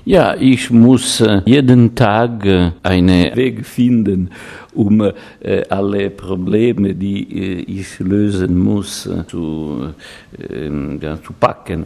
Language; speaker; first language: German; non-native, fluent; Italian